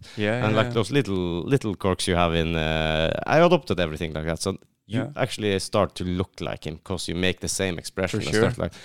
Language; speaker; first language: English; non-native, fluent; Norwegian